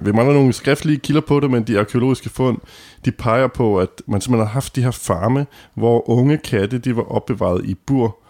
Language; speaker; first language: Danish; native; Danish